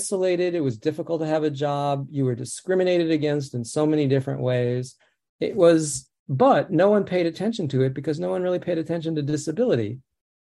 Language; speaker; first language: English; early bilingual, other home language; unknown